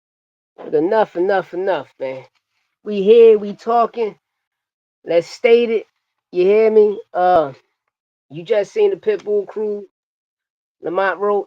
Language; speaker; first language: English; native; English